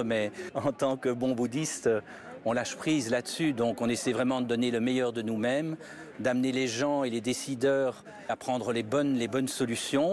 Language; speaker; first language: French; native; French